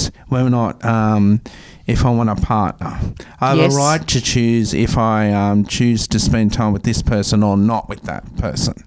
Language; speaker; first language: English; native; English